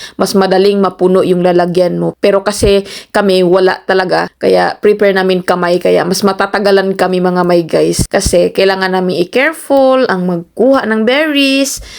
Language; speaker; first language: Filipino; non-native, local second language; Cebuano